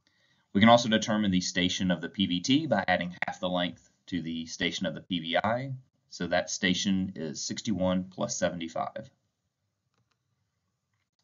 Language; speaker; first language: English; native; English